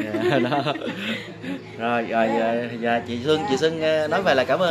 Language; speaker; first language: Vietnamese; native; Vietnamese